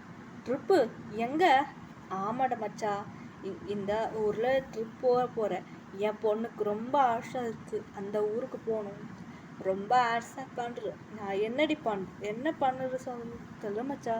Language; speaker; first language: Tamil; non-native, learner; Malayalam